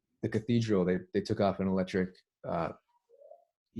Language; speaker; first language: English; native; English